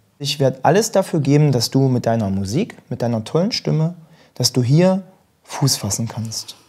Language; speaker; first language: German; native; German